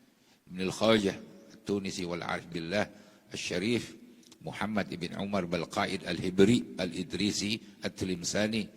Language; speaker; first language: Arabic; non-native, fluent; Indonesian